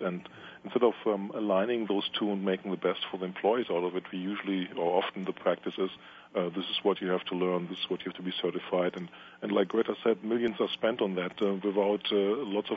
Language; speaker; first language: English; non-native, fluent; Italian